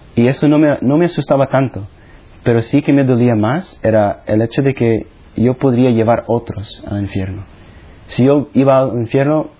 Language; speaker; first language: Spanish; non-native, fluent; Filipino